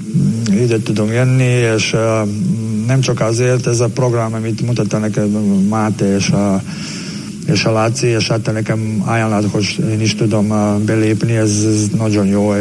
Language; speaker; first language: Hungarian; non-native, learner; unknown